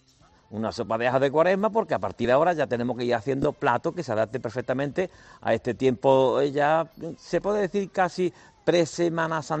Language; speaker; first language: Spanish; native; Spanish